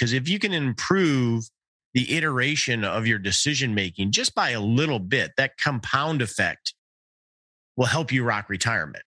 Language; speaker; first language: English; native; English